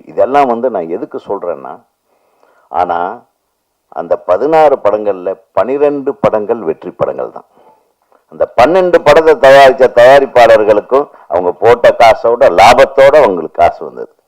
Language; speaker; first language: Tamil; native; Tamil